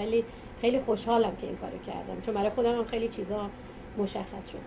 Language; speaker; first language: Persian; native; Persian